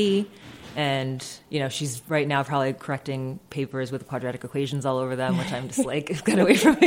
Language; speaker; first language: English; native; English